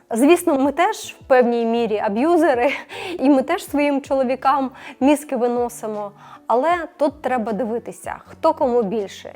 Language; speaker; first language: Ukrainian; non-native, local second language; Russian